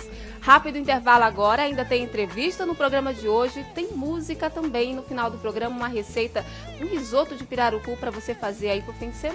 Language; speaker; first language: Portuguese; native; Portuguese